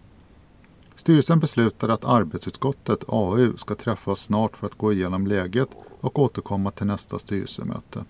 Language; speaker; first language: Swedish; native; Swedish